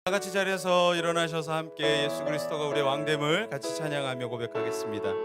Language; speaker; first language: Korean; native; Korean